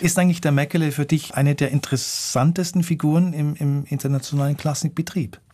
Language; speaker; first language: German; native; German